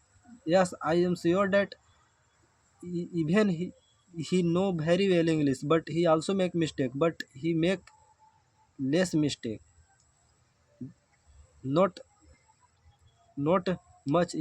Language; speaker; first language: English; non-native, learner; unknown